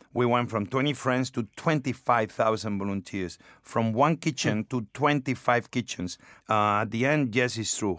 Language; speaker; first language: English; non-native, fluent; Spanish